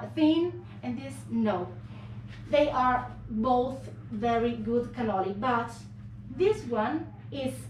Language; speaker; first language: English; non-native, learner; Italian